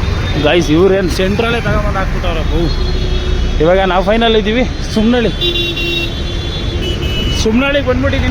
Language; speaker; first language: Kannada; native; Kannada